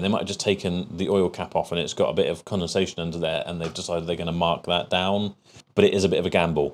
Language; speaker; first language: English; native; English